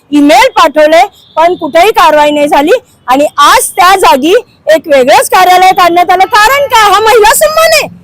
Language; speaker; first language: Marathi; non-native, local second language; Hindi